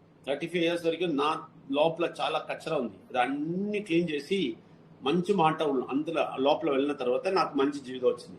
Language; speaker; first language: Telugu; non-native, learner; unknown